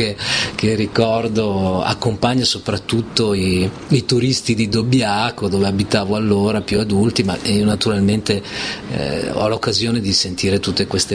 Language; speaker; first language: Italian; native; Italian